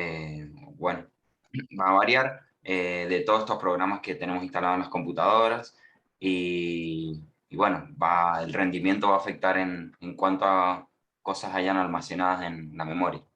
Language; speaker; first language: Spanish; native; Spanish